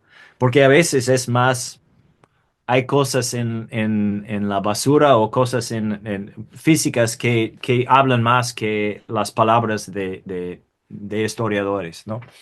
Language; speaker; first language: Spanish; non-native, fluent; English